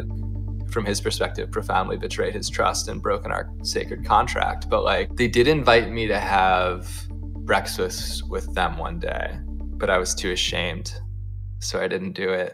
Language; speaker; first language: English; native; English